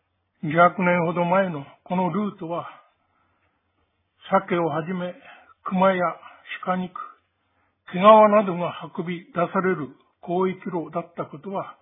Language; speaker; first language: Japanese; native; Japanese